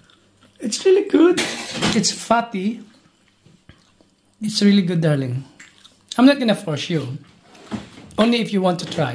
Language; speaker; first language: English; non-native, local second language; Filipino